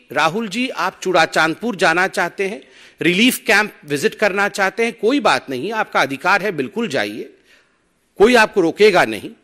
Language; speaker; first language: Hindi; non-native, local second language; Odia